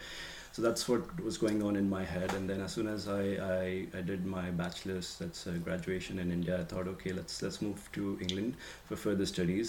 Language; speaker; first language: English; non-native, local second language; Marathi